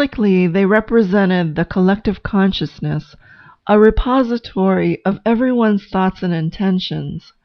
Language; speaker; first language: English; native; English